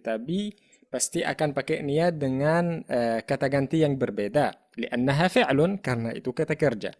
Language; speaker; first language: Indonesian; non-native, fluent; Arabic